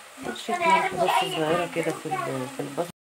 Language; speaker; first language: Arabic; native; Arabic